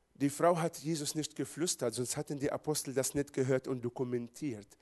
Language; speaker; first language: German; non-native, fluent; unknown